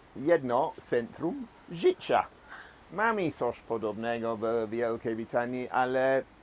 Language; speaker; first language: Polish; non-native, fluent; English